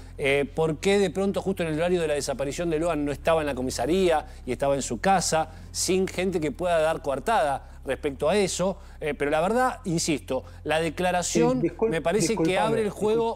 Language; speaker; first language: Spanish; native; Spanish